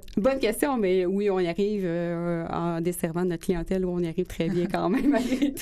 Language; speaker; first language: French; native; French